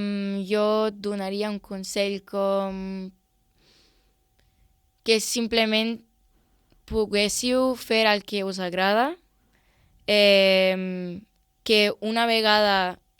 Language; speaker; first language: Catalan; non-native, local second language; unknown